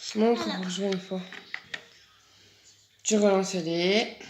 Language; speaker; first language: French; native; French